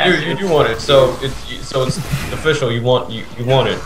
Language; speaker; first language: English; native; English